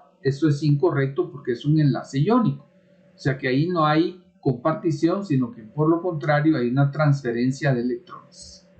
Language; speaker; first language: Spanish; native; Spanish